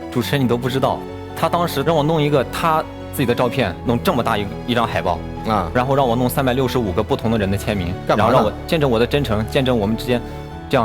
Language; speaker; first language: Chinese; native; Chinese